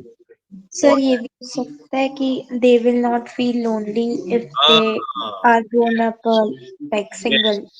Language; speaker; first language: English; non-native, learner; Hindi